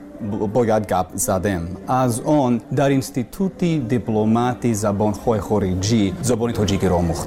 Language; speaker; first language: Persian; non-native, learner; English